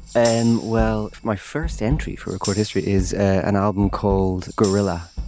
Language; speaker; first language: English; native; English